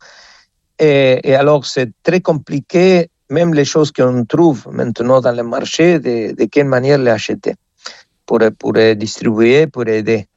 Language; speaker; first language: French; non-native, fluent; Spanish